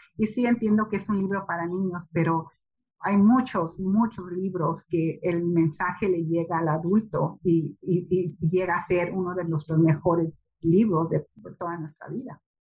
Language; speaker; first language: Spanish; early bilingual, heritage; Spanish